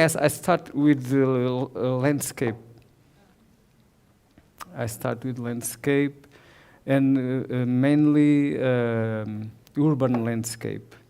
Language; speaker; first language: English; non-native, learner; Portuguese